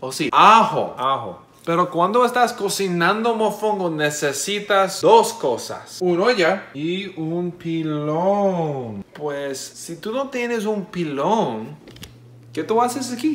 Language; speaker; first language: Spanish; non-native, learner; English